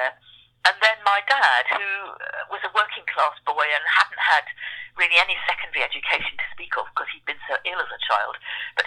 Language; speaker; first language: English; native; English